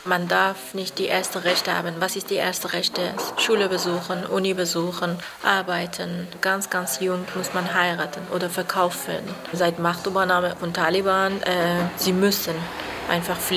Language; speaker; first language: German; non-native, fluent; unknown